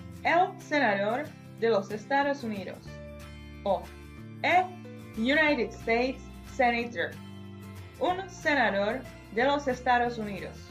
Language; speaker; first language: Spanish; non-native, fluent; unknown